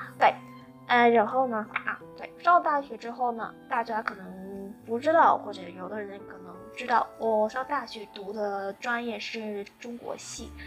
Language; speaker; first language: Chinese; non-native, fluent; Cantonese